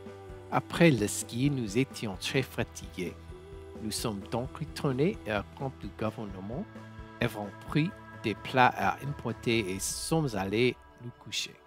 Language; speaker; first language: French; non-native, learner; English